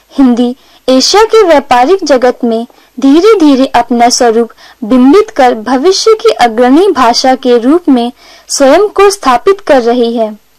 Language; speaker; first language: Hindi; native; Hindi